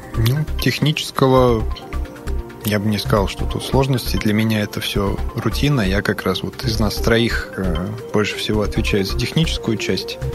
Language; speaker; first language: Russian; non-native, fluent; Serbian